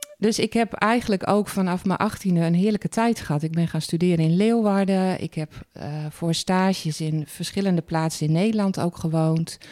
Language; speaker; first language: Dutch; native; Dutch